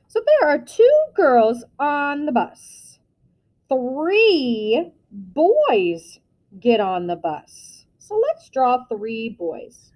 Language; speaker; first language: English; native; English